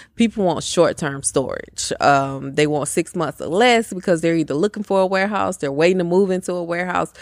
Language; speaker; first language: English; native; English